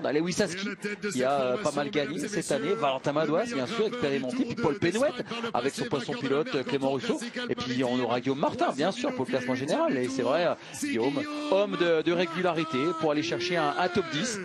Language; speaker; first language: French; native; French